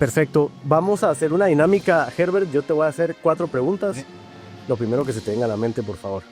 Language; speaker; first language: Spanish; native; Spanish